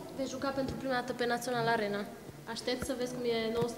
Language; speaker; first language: Romanian; native; Romanian